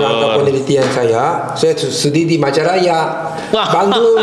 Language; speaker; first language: Indonesian; non-native, fluent; Japanese